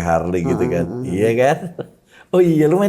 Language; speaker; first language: Indonesian; native; Indonesian